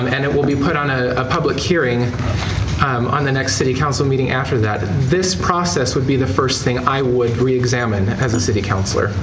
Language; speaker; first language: English; native; English